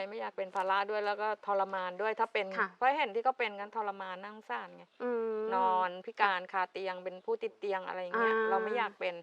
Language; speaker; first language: Thai; native; Thai